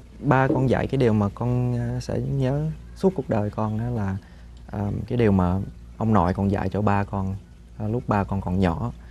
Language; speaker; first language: Vietnamese; early bilingual, heritage; Vietnamese